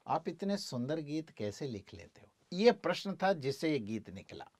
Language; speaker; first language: Hindi; native; Hindi